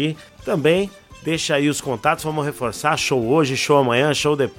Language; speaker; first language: Portuguese; native; Portuguese